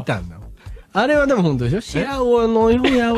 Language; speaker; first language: Japanese; native; Japanese